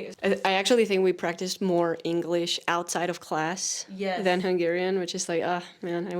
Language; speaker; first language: English; non-native, fluent; Spanish